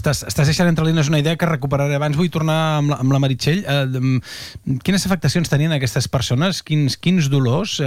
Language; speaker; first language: Catalan; native; Catalan